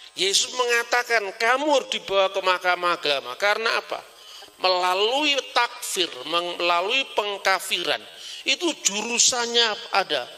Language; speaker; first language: Indonesian; non-native, local second language; Javanese